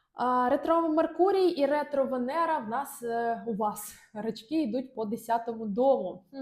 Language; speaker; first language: Ukrainian; non-native, local second language; Russian